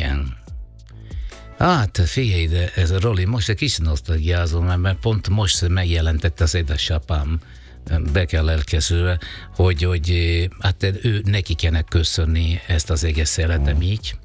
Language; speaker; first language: Hungarian; non-native, learner; Italian